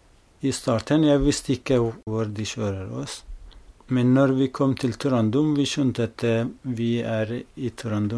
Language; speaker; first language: Norwegian; non-native, fluent; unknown